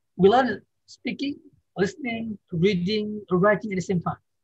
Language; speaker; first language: English; non-native, fluent; Indonesian